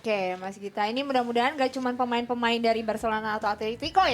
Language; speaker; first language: Indonesian; native; Indonesian